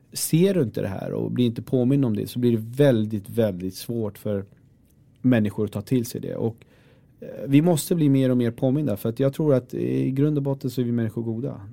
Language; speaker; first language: Swedish; early bilingual, other home language; Kurdish